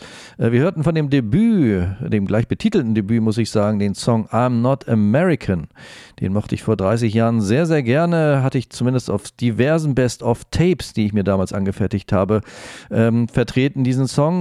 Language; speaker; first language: German; native; German